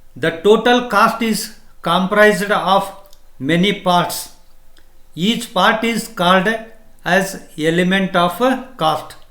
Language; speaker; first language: English; non-native, local second language; Kannada